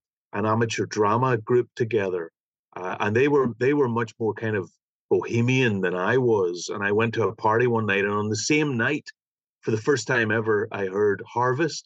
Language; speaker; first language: English; native; English